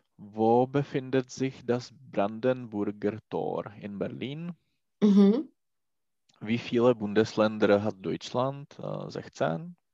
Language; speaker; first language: German; non-native, learner; Czech